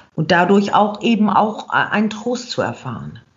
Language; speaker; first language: German; native; German